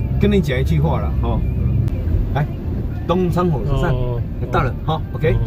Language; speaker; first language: Chinese; native; Chinese